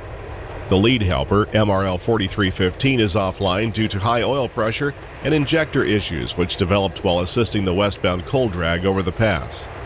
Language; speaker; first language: English; native; English